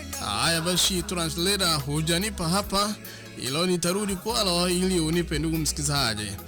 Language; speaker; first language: Swahili; non-native, local second language; Gusii